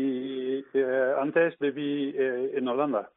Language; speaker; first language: Spanish; non-native, learner; Dutch